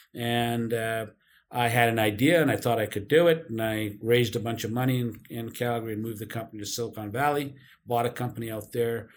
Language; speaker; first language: English; non-native, local second language; Urdu